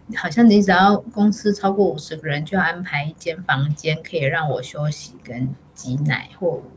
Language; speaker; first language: Chinese; native; Chinese